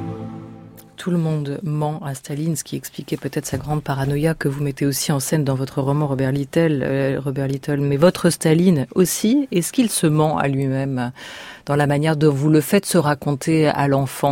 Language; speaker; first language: French; native; French